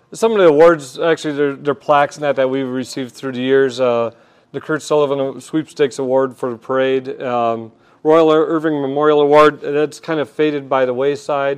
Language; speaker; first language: English; native; English